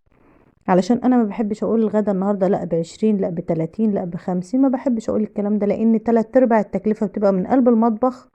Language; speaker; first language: Arabic; native; Arabic